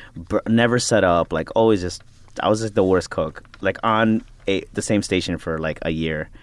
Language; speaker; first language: English; native; English